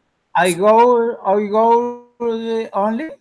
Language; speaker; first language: English; non-native, learner; Spanish